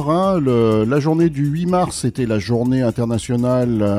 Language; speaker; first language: French; native; French